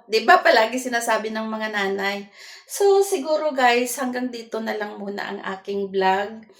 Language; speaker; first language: Filipino; non-native, local second language; Cebuano